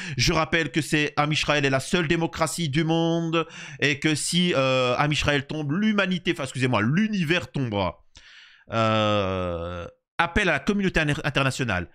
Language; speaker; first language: French; native; French